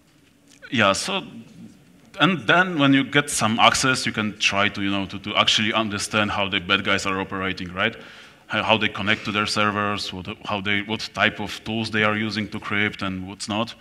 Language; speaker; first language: English; non-native, fluent; Polish